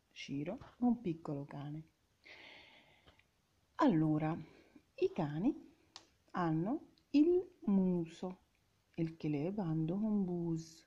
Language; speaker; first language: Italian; non-native, fluent; Arabic